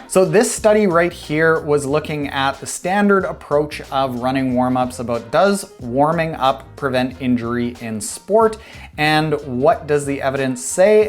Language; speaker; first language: English; native; English